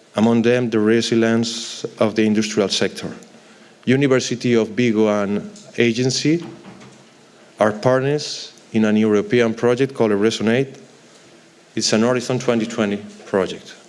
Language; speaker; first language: English; non-native, fluent; Galician